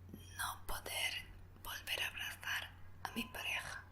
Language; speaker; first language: Spanish; non-native, fluent; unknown